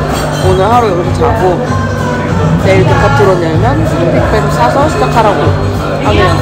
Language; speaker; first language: Korean; native; Korean